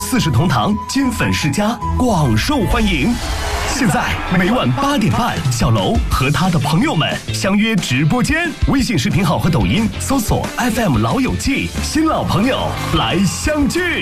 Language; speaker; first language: Chinese; native; Chinese